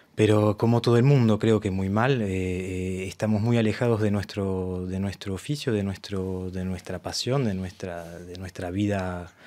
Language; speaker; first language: Spanish; early bilingual, heritage; Spanish